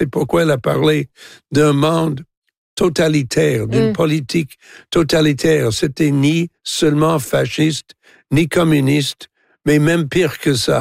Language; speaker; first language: French; non-native, local second language; English